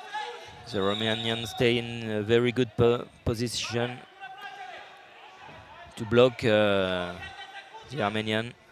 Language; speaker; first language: English; non-native, learner; French